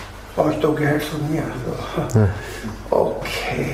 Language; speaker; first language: German; non-native, learner; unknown